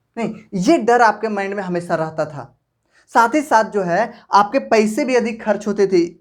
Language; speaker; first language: Hindi; native; Hindi